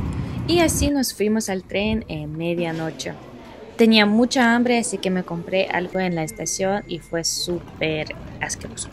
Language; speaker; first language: Spanish; non-native, fluent; Russian